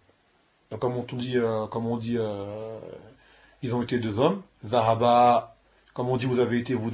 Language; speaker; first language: French; native; French